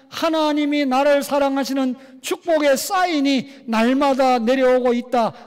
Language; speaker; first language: Korean; native; Korean